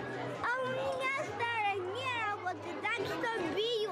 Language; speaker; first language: Russian; early bilingual, heritage; Russian